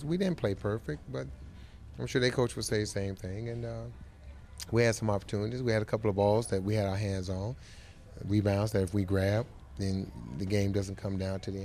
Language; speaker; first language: English; native; English